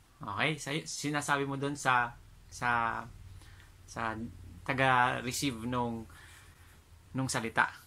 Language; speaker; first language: Filipino; non-native, local second language; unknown